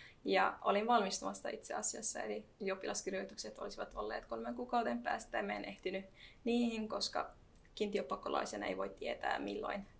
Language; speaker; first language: Finnish; non-native, fluent; Arabic